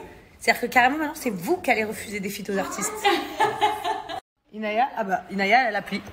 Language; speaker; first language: French; native; French